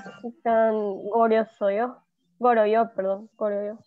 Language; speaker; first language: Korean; non-native, learner; Spanish